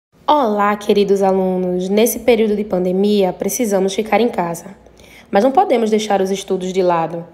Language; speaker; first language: Portuguese; native; Portuguese